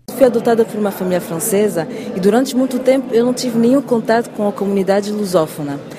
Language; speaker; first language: Portuguese; native; Portuguese